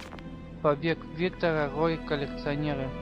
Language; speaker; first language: Russian; native; Russian